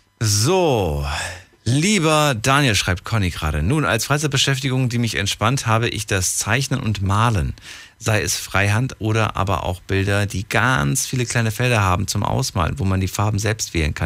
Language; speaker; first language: German; native; German